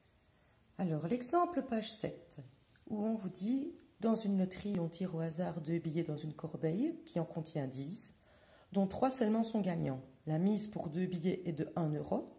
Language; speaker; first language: French; native; French